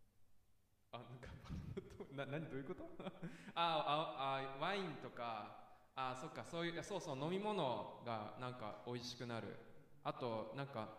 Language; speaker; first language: Japanese; native; Japanese